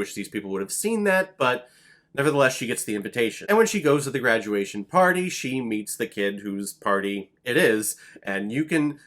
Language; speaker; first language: English; native; English